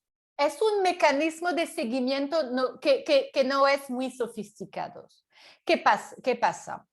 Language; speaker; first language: Spanish; non-native, fluent; French